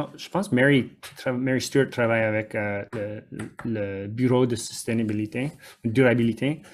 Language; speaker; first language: French; non-native, learner; English